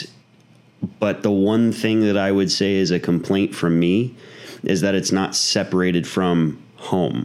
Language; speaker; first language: English; native; English